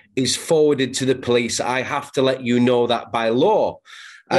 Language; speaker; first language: English; native; English